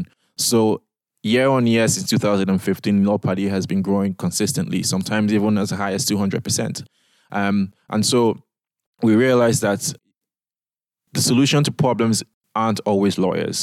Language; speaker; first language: English; non-native, local second language; Yoruba